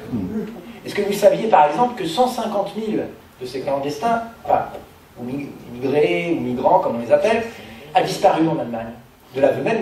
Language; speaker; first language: French; native; French